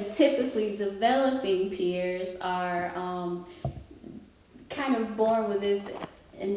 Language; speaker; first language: English; native; English